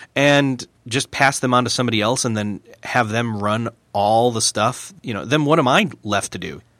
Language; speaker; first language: English; native; English